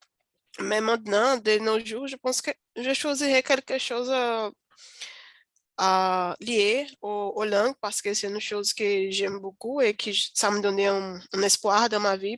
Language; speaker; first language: French; non-native, learner; Portuguese